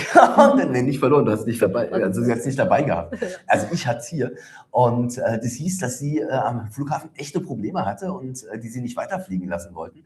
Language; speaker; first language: German; native; German